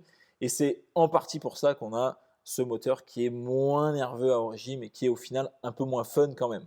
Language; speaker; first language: French; native; French